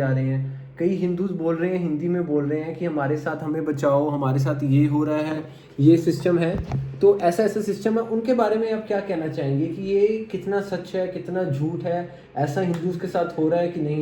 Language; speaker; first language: Hindi; native; Hindi